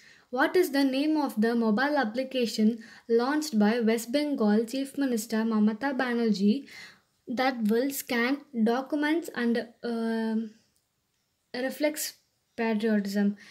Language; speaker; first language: English; non-native, local second language; Tamil